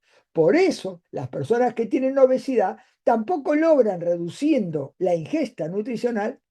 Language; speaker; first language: Spanish; native; Spanish